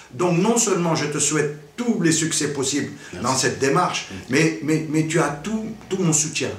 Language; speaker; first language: French; non-native, local second language; Wolof